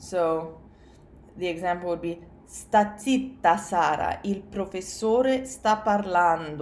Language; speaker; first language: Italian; non-native, fluent; English